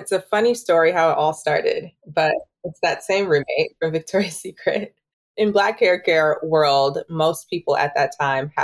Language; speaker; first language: English; native; English